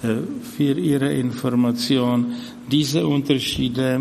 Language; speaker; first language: German; non-native, fluent; Czech